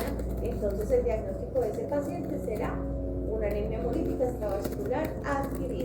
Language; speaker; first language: Spanish; native; Spanish